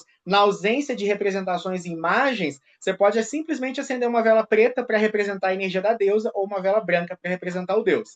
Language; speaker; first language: Portuguese; native; Portuguese